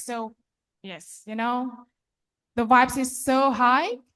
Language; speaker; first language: English; non-native, fluent; Indonesian